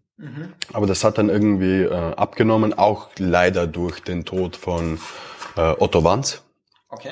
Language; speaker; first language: German; early bilingual, other home language; Romanian